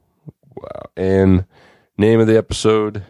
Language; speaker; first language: English; native; English